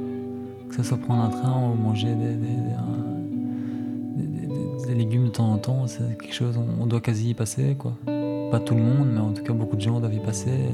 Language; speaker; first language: French; native; French